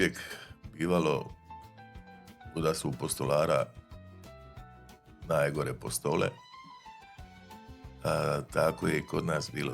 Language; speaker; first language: Bosnian; native; Bosnian